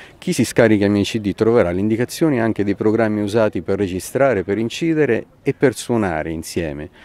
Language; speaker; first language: Italian; native; Italian